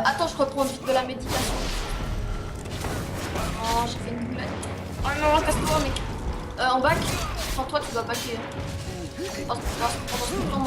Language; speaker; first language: French; native; French